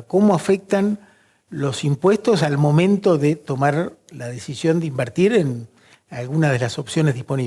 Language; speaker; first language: Spanish; native; Spanish